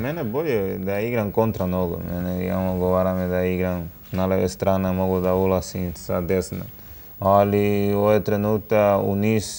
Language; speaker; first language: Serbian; non-native, learner; Spanish